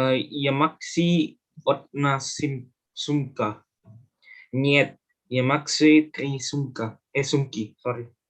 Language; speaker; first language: Russian; non-native, learner; Indonesian